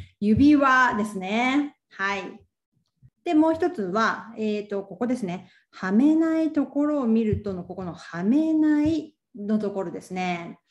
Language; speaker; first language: Japanese; native; Japanese